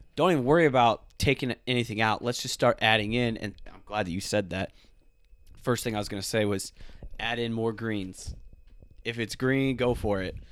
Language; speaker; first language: English; native; English